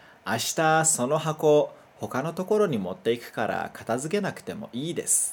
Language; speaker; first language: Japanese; non-native, fluent; Portuguese